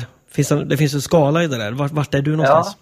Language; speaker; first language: Swedish; native; Swedish